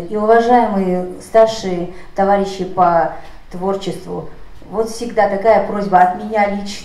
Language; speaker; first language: Russian; native; Russian